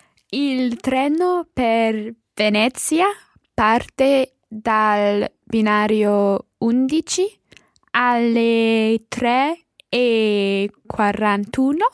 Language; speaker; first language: Italian; non-native, learner; English